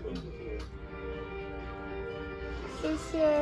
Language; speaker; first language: Chinese; non-native, learner; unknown